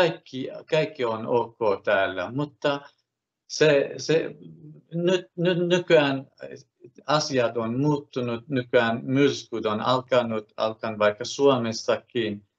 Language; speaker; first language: Finnish; non-native, fluent; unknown